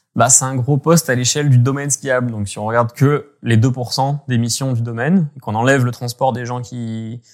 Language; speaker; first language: French; native; French